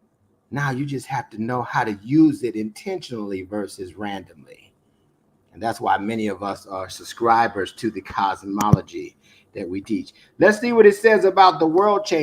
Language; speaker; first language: English; native; English